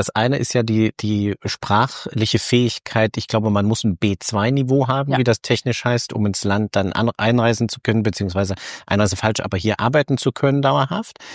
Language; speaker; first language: German; native; German